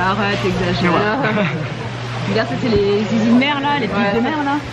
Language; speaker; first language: French; native; French